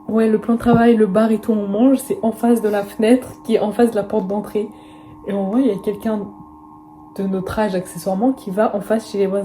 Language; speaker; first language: French; native; French